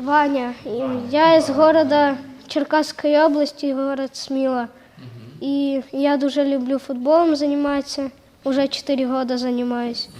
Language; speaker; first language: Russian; non-native, local second language; Ukrainian